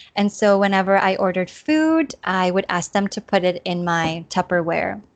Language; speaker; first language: English; native; English